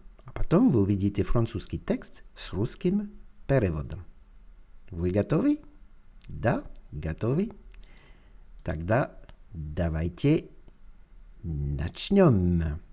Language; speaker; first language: Russian; non-native, fluent; French